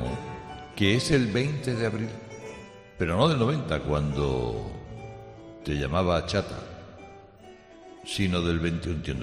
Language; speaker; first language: Spanish; native; Spanish